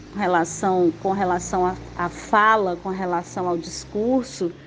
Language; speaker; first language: Portuguese; native; Portuguese